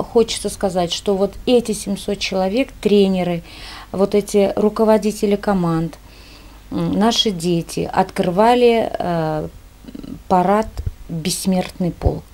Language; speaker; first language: Russian; native; Russian